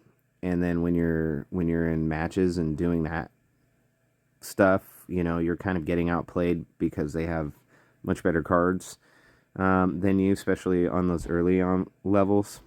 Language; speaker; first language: English; native; English